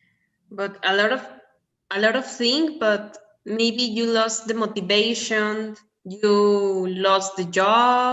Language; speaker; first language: English; non-native, learner; Spanish